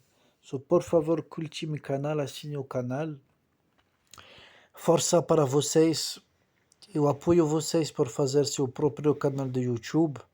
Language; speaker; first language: Portuguese; non-native, learner; French